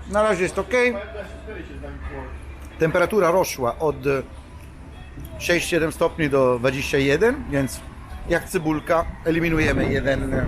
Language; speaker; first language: Polish; non-native, fluent; Italian